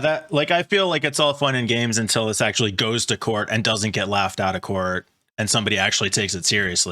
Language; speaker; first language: English; native; English